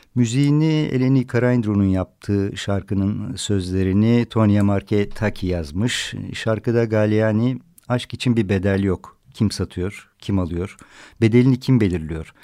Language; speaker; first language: Turkish; native; Turkish